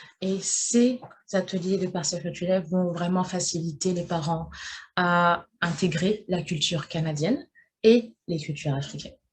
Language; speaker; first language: French; non-native, local second language; Wolof